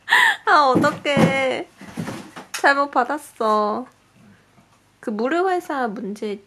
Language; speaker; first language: Korean; non-native, fluent; Chinese